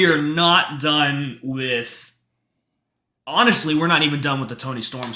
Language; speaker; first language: English; native; English